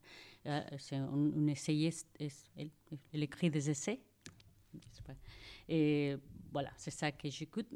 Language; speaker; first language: French; non-native, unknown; Spanish